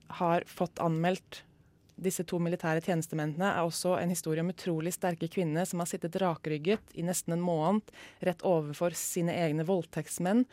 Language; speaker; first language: Norwegian; native; Norwegian